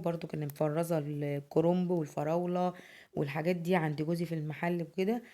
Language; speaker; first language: Arabic; native; Arabic